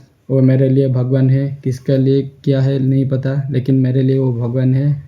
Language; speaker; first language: Hindi; non-native, local second language; Odia